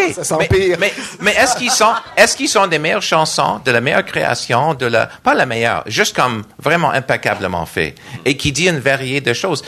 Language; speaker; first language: French; non-native, local second language; English